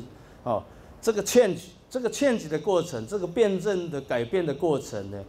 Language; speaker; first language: Chinese; native; Chinese